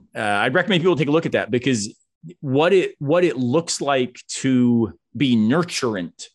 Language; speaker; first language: English; native; English